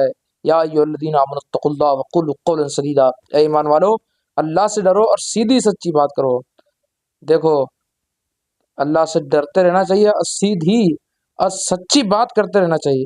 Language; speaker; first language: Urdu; native; Urdu